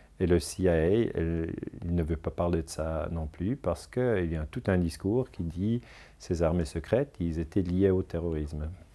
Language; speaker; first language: French; non-native, local second language; German